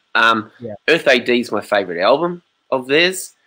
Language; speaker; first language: English; native; English